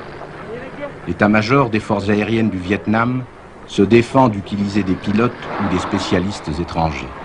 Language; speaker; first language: French; native; French